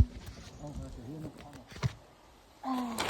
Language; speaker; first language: German; native; German